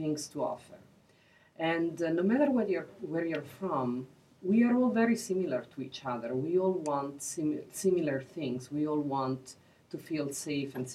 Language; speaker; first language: English; non-native, fluent; Italian